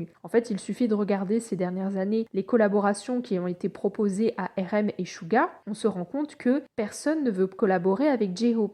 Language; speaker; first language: French; native; French